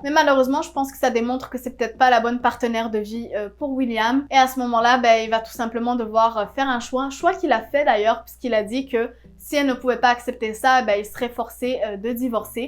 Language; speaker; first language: French; native; French